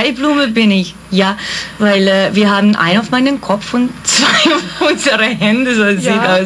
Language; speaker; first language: German; non-native, fluent; Hungarian